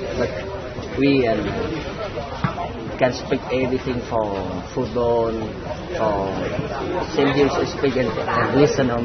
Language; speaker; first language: English; non-native, learner; Vietnamese